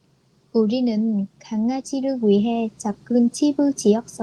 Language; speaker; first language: Korean; non-native, learner; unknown